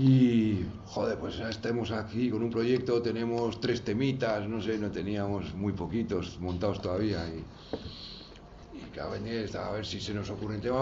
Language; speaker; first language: Spanish; native; Spanish